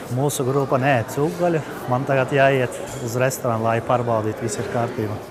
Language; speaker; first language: Latvian; non-native, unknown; Turkish